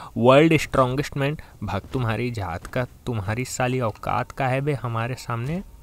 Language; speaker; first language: Hindi; native; Hindi